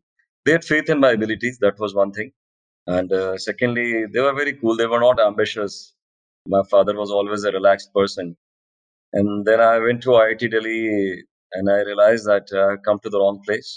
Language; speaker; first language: English; non-native, local second language; Hindi